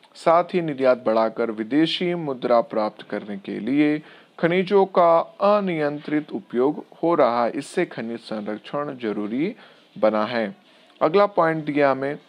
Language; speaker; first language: Hindi; non-native, local second language; Gujarati